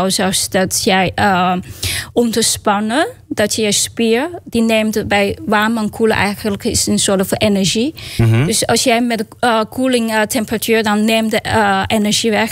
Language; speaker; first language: Dutch; non-native, fluent; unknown